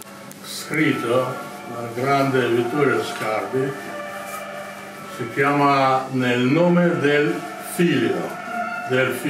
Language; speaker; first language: Italian; non-native, learner; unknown